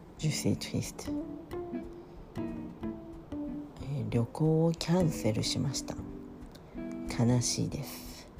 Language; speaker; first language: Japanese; non-native, fluent; French